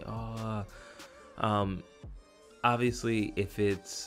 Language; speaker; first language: English; native; English